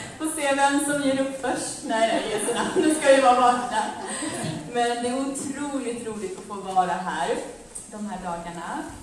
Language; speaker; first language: Swedish; early bilingual, other home language; Amharic